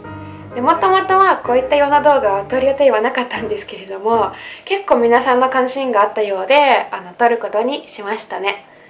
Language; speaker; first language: Japanese; non-native, fluent; Russian